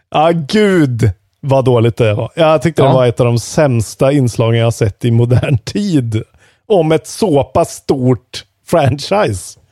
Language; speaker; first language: Swedish; native; Swedish